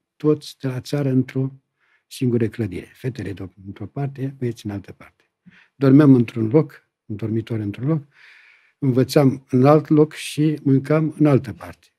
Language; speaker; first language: Romanian; native; Romanian